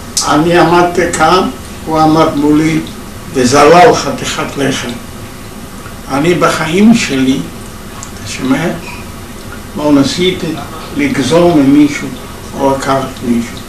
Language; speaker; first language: Hebrew; non-native, fluent; Yiddish